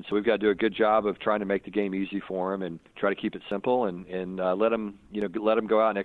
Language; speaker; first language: English; native; English